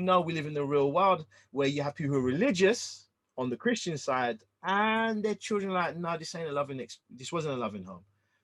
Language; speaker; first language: English; native; English